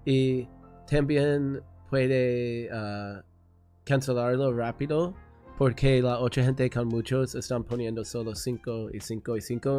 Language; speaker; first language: Spanish; non-native, learner; English